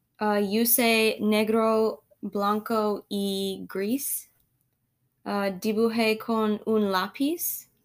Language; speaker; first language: Spanish; non-native, learner; English